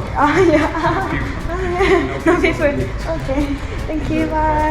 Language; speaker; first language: English; non-native, learner; Korean